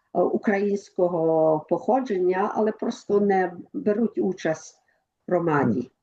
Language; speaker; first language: Ukrainian; early bilingual, other home language; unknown